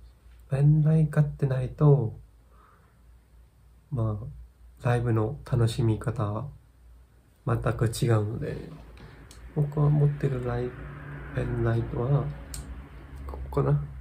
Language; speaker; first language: Japanese; non-native, fluent; Vietnamese